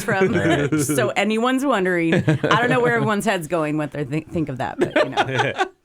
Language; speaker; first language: English; native; English